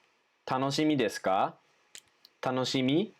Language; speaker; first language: Japanese; non-native, fluent; English